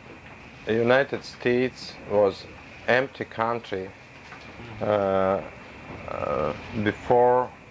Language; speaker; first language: English; non-native, learner; Russian